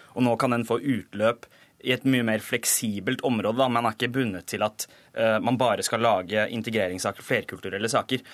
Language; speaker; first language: Norwegian; early bilingual, other home language; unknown